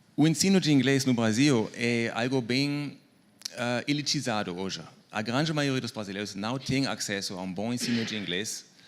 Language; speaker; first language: Portuguese; non-native, fluent; German